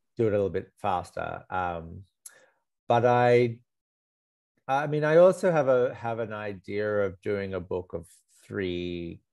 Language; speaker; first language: English; native; English